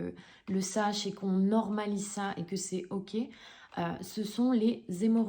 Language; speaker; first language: French; native; French